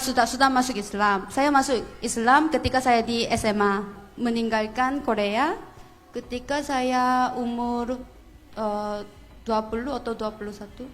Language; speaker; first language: Indonesian; non-native, fluent; Korean